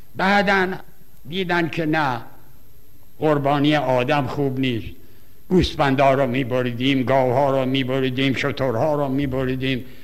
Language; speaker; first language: Persian; native; Persian